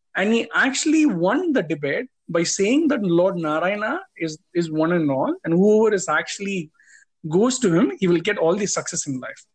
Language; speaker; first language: English; non-native, local second language; Tamil